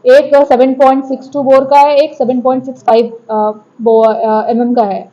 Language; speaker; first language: Hindi; non-native, local second language; Punjabi